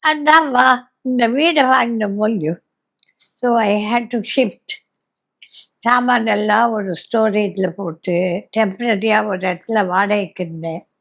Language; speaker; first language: Tamil; native; Tamil